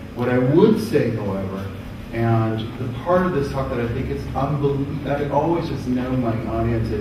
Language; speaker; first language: English; native; English